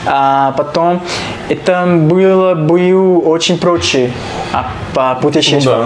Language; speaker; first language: Russian; non-native, learner; Portuguese